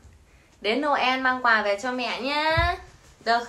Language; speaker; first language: Vietnamese; native; Vietnamese